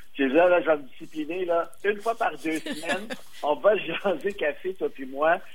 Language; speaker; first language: French; native; French